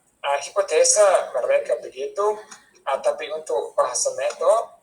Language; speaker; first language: Indonesian; non-native, fluent; English